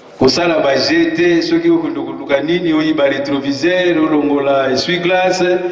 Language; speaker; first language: Lingala; native; Lingala